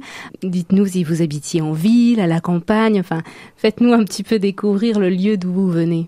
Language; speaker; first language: French; native; French